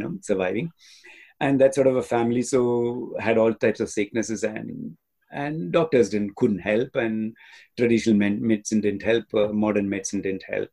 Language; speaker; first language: English; non-native, local second language; Tamil